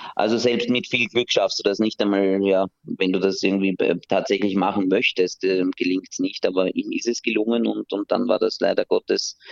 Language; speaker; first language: German; native; German